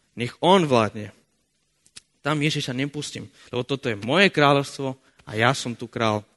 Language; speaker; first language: Slovak; non-native, fluent; Spanish